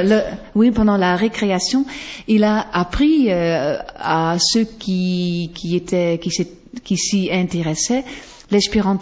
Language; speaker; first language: French; non-native, fluent; Western Frisian